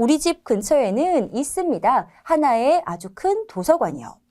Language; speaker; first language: Korean; native; Korean